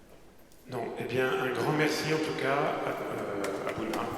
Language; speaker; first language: French; native; French